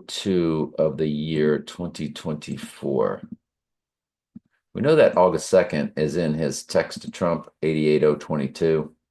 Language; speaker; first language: English; native; English